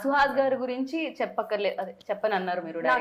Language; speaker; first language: Telugu; native; Telugu